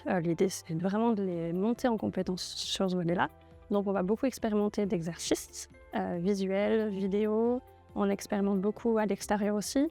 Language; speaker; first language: French; native; French